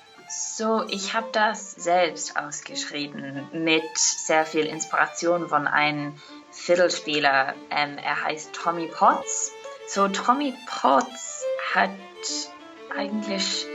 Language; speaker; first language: German; non-native, fluent; Irish